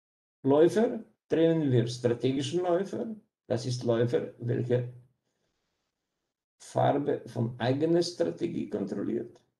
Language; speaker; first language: German; non-native, fluent; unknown